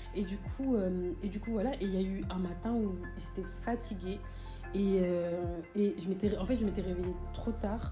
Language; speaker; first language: French; native; French